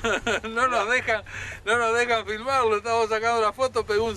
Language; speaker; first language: Spanish; native; Spanish